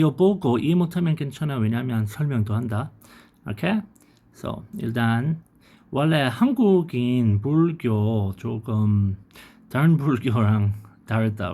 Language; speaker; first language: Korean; non-native, learner; English